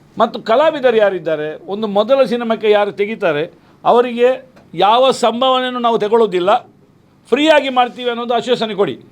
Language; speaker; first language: Kannada; non-native, local second language; Konkani